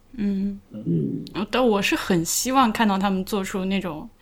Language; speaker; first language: Chinese; native; Chinese